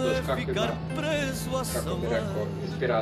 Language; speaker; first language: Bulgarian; non-native, learner; Serbian